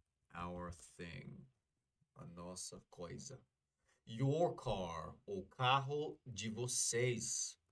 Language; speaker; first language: Portuguese; non-native, fluent; English